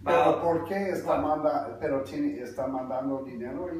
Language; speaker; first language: Spanish; non-native, learner; English